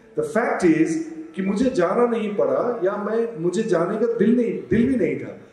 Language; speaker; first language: Hindi; non-native, local second language; Assamese